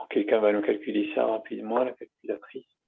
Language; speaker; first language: French; native; French